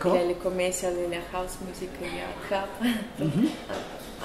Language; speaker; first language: French; non-native, learner; Russian